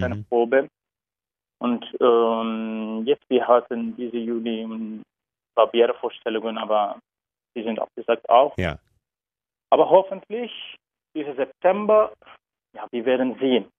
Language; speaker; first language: German; non-native, learner; Turkish